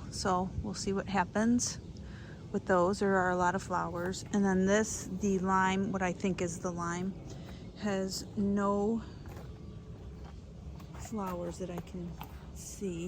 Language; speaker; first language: English; native; English